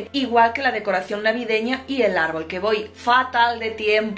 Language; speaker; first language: Spanish; native; Spanish